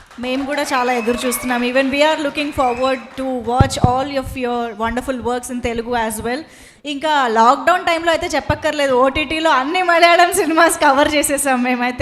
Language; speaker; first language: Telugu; native; Telugu